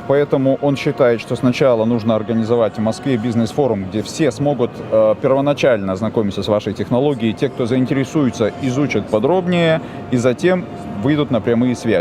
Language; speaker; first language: Russian; native; Russian